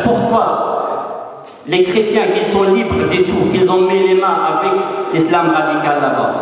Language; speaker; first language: French; non-native, fluent; Arabic